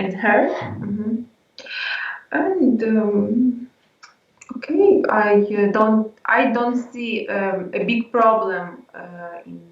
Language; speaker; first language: English; non-native, learner; Ukrainian